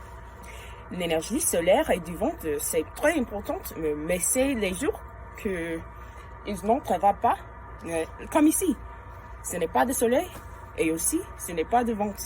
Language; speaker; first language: French; non-native, learner; English